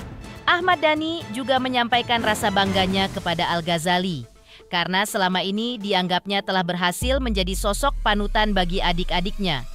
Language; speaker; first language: Indonesian; native; Indonesian